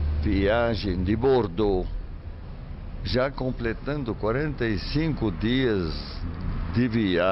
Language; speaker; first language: Portuguese; non-native, fluent; Arabic